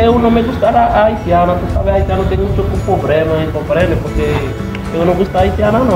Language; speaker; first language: Portuguese; non-native, learner; Haitian Creole